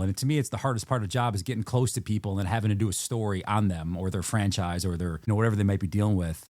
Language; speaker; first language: English; native; English